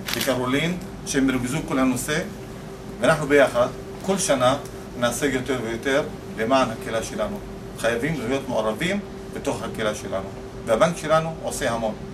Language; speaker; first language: Hebrew; non-native, local second language; Arabic